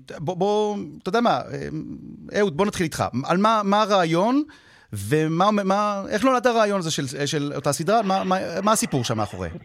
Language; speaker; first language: Hebrew; native; Hebrew